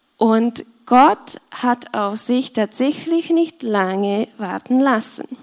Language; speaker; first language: German; non-native, fluent; Czech